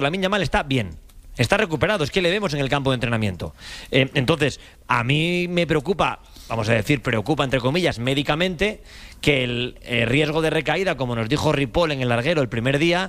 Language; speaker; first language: Spanish; native; Spanish